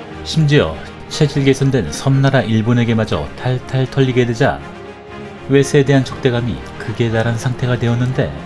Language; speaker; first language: Korean; native; Korean